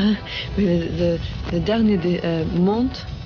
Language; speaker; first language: French; non-native, learner; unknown